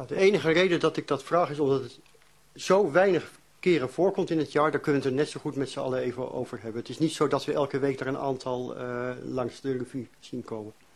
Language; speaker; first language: Dutch; native; Dutch